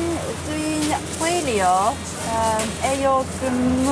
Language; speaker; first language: Welsh; non-native, learner; Japanese